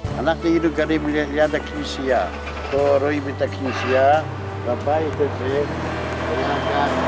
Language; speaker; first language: Hebrew; non-native, fluent; Yiddish